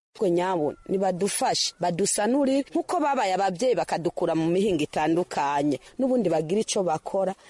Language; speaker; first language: Rundi; early bilingual, heritage; Rundi